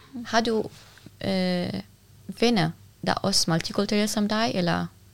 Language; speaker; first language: Danish; non-native, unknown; Arabic